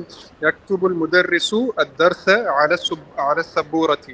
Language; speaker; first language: Arabic; non-native, learner; Tamil